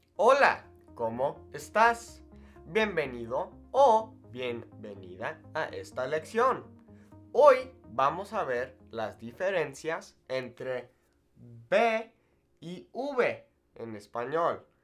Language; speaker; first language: Spanish; non-native, fluent; English